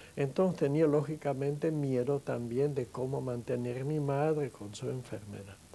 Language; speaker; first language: Spanish; non-native, fluent; German